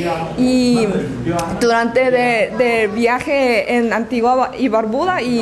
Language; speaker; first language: Spanish; non-native, learner; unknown